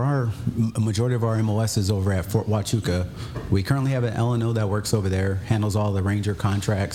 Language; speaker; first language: English; native; English